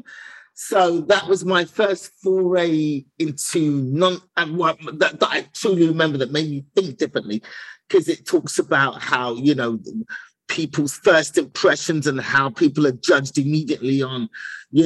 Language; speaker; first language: English; native; English